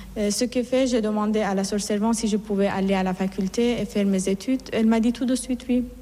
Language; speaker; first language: French; non-native, fluent; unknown